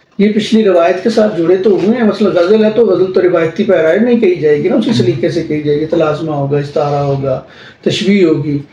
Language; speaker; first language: Urdu; non-native, local second language; Punjabi